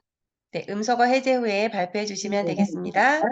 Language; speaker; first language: Korean; native; Korean